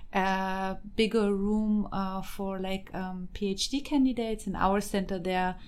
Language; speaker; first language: English; non-native, fluent; German